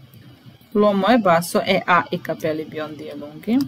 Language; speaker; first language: Italian; non-native, fluent; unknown